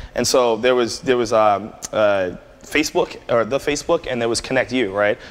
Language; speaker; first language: English; native; English